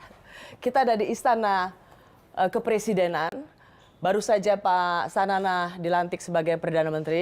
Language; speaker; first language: Indonesian; native; Indonesian